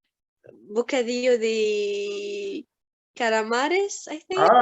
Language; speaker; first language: Spanish; non-native, learner; English